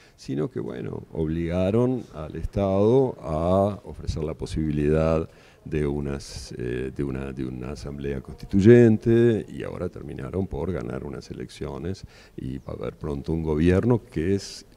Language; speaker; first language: Spanish; native; Spanish